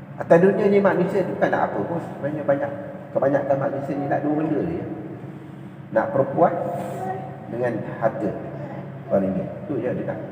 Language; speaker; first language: Malay; native; Malay